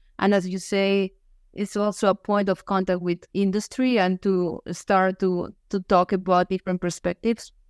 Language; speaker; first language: English; non-native, fluent; Galician